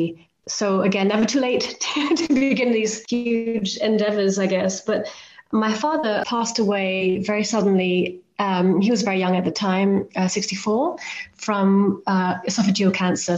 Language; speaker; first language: English; native; English